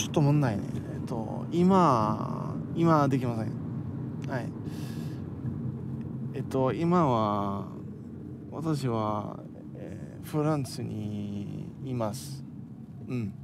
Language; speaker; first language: Japanese; non-native, learner; French